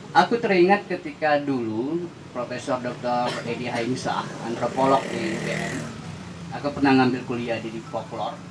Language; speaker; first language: Indonesian; native; Indonesian